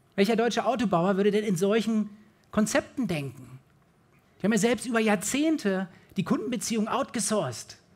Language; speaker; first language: German; native; German